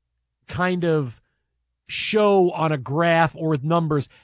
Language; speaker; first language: English; native; English